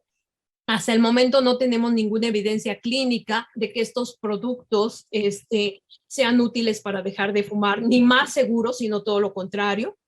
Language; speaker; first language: Spanish; native; Spanish